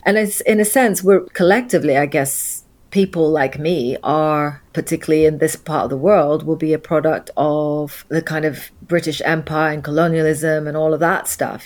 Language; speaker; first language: English; native; English